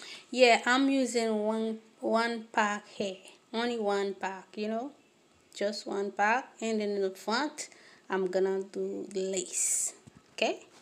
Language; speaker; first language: English; non-native, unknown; Haitian Creole